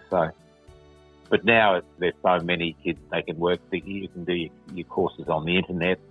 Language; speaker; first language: English; native; English